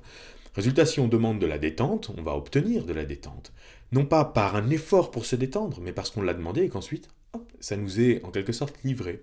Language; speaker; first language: French; native; French